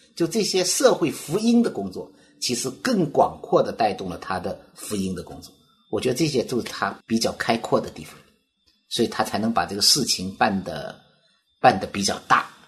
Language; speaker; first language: Chinese; native; Chinese